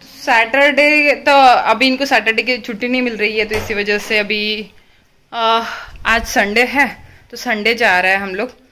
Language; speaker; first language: Hindi; non-native, local second language; Marathi